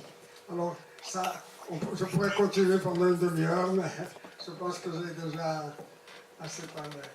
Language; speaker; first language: French; non-native, fluent; Italian